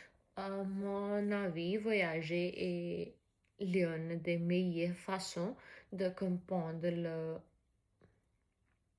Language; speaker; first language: French; non-native, learner; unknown